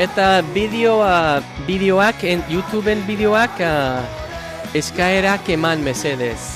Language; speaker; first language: Basque; non-native, learner; English